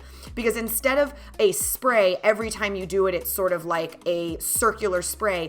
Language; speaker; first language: English; native; English